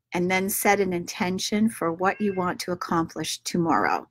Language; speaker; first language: English; native; English